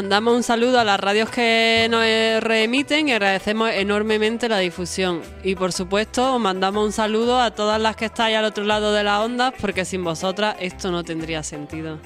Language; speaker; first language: Spanish; native; Spanish